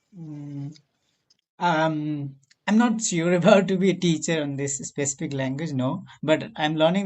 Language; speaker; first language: English; non-native, learner; Nepali